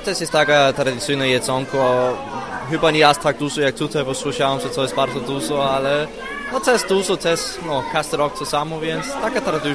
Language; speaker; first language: Polish; non-native, learner; Danish